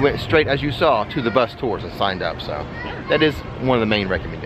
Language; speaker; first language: English; native; English